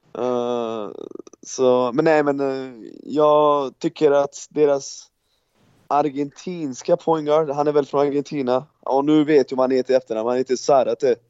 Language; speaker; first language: Swedish; non-native, fluent; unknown